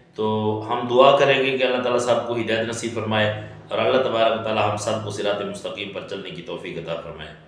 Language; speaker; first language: Urdu; non-native, local second language; Pashto